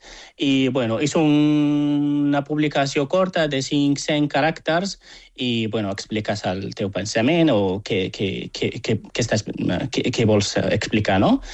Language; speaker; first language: Catalan; non-native, fluent; Arabic